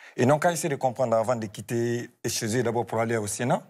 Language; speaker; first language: French; non-native, local second language; Fula